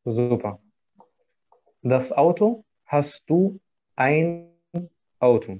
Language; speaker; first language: German; non-native, fluent; Arabic